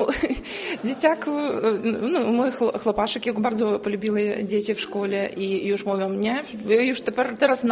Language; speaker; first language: Polish; non-native, learner; Ukrainian